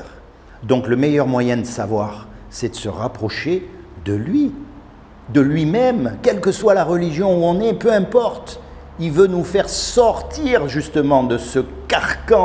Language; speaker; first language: French; native; French